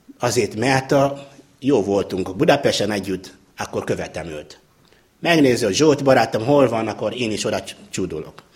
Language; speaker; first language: Hungarian; non-native, fluent; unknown